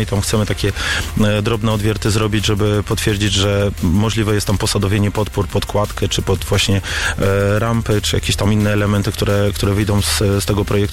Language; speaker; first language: Polish; native; Polish